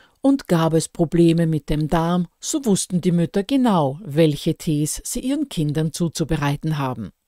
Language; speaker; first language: German; native; German